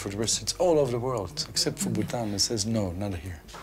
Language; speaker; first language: English; non-native, fluent; Dutch